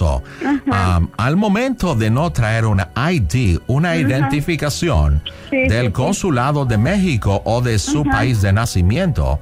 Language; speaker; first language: Spanish; non-native, local second language; English